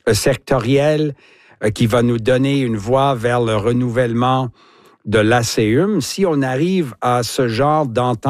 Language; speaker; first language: French; native; French